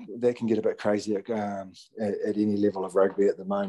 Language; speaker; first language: English; native; English